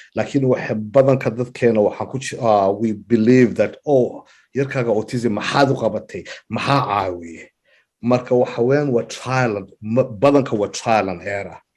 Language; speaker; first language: Somali; early bilingual, heritage; Somali